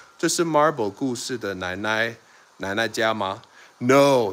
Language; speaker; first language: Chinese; non-native, fluent; English